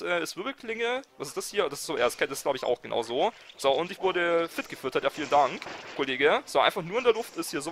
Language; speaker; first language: German; native; German